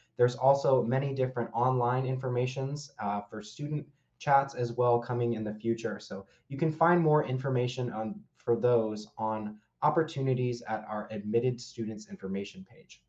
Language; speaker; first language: English; native; English